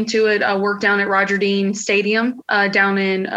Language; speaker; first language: English; native; English